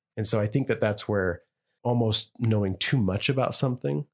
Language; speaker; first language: English; native; English